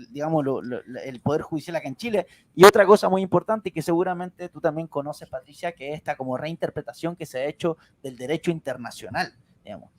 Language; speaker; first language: Spanish; native; Spanish